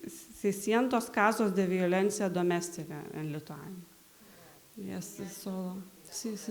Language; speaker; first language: Spanish; non-native, learner; Lithuanian